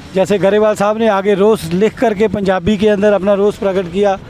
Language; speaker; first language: Hindi; non-native, local second language; Punjabi